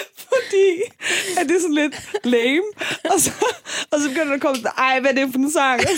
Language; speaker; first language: Danish; early bilingual, other home language; Persian